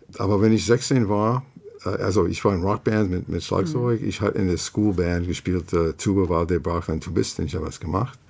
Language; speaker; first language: German; non-native, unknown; English